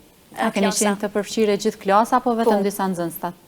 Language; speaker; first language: Albanian; native; Albanian